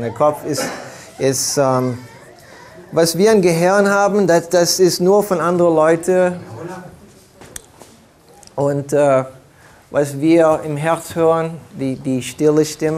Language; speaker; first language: German; early bilingual, heritage; German